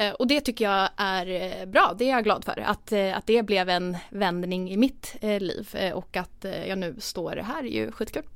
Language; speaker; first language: Swedish; non-native, fluent; Spanish